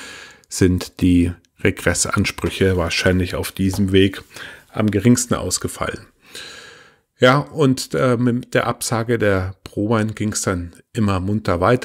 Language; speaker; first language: German; native; German